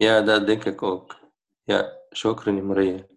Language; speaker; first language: Dutch; non-native, fluent; Arabic